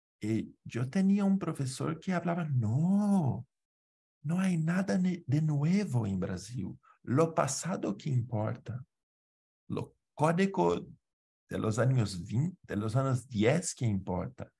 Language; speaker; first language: Spanish; non-native, fluent; Portuguese